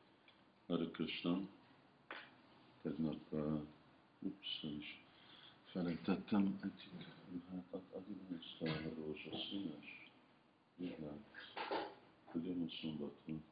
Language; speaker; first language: Hungarian; early bilingual, heritage; Hungarian